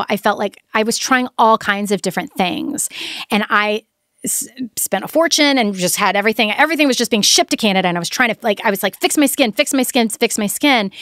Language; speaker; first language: English; native; English